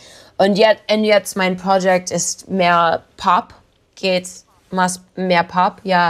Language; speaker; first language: German; non-native, learner; English